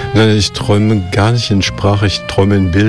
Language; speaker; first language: German; native; German